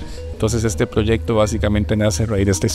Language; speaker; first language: Spanish; native; Spanish